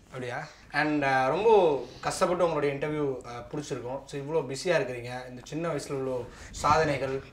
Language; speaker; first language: Tamil; native; Tamil